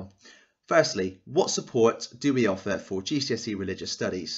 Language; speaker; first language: English; native; English